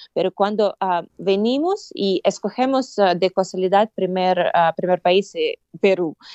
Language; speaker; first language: Spanish; non-native, fluent; Russian